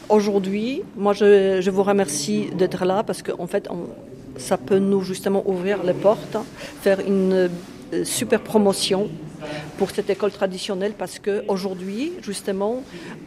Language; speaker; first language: French; non-native, fluent; Polish